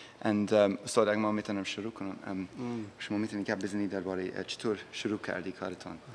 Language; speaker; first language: Persian; non-native, learner; English